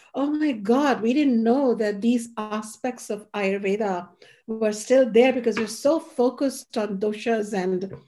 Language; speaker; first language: English; non-native, local second language; Hindi